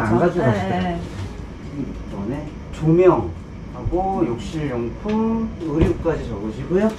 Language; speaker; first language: Korean; native; Korean